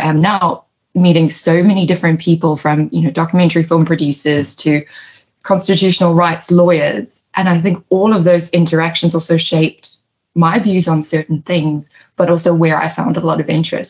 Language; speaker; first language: English; native; English